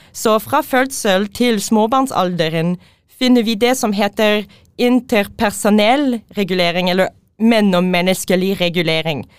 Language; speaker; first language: Norwegian; non-native, fluent; French